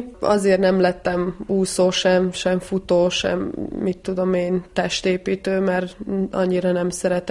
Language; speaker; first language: Hungarian; early bilingual, heritage; Hungarian